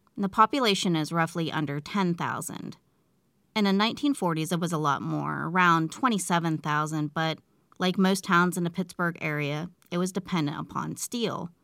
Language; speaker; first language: English; native; English